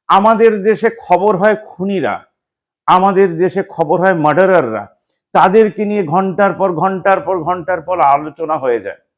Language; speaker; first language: Bangla; native; Bangla